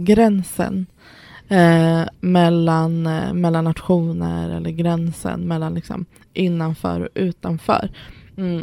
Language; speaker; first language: Swedish; early bilingual, other home language; Persian